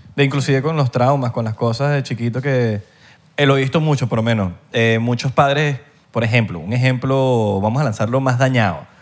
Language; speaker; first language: Spanish; native; Spanish